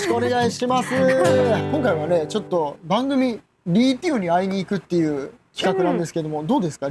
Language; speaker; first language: Japanese; native; Japanese